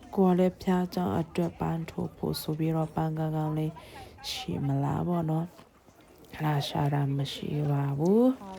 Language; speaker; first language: Burmese; non-native, local second language; Tedim Chin